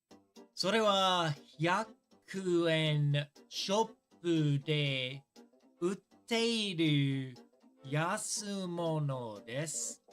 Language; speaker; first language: Japanese; non-native, learner; English